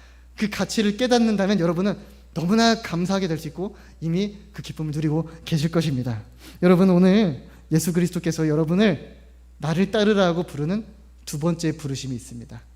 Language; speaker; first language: Korean; native; Korean